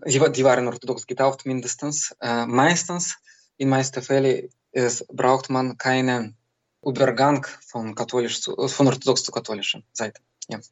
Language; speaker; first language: German; non-native, fluent; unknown